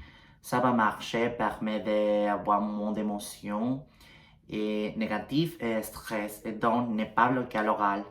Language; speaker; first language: French; non-native, learner; Spanish